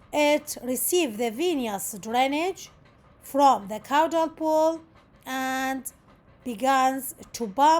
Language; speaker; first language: English; non-native, local second language; Arabic